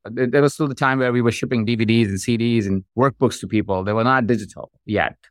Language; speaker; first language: English; non-native, local second language; Hindi